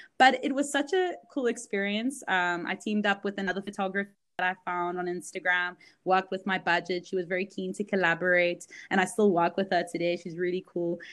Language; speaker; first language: English; early bilingual, other home language; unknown